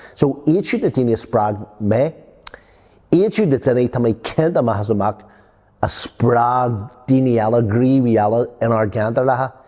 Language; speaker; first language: Irish; non-native, local second language; English